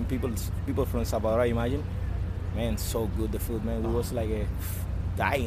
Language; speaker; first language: English; non-native, fluent; Spanish